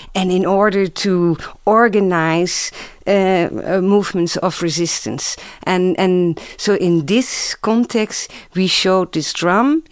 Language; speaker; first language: English; non-native, fluent; Dutch